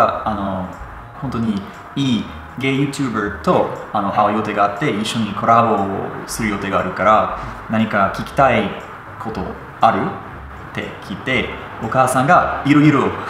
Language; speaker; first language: Japanese; non-native, fluent; English